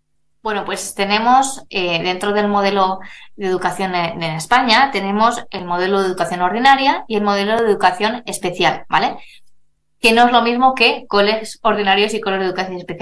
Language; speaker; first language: Spanish; native; Spanish